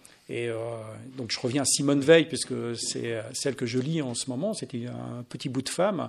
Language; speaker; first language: French; native; French